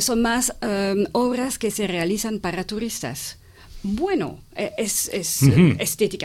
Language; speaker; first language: Spanish; non-native, fluent; French